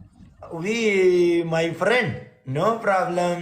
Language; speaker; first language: English; non-native, learner; Pashto